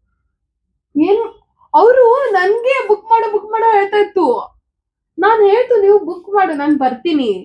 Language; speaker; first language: Kannada; non-native, learner; Marathi